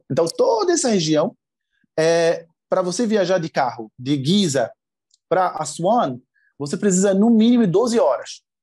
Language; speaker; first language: Portuguese; non-native, fluent; Arabic